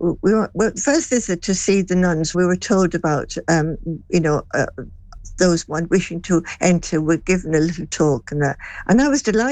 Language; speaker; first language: English; native; English